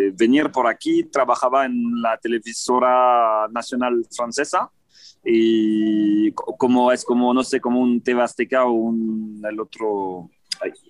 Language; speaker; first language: Spanish; non-native, fluent; French